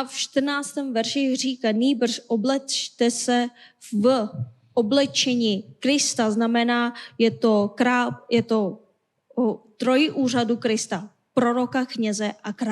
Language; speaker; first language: Czech; non-native, fluent; Korean